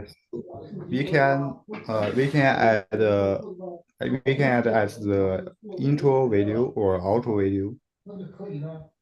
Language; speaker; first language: English; non-native, learner; Chinese